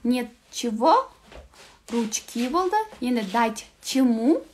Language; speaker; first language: Russian; non-native, local second language; Kazakh